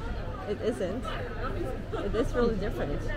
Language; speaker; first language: English; non-native, fluent; Korean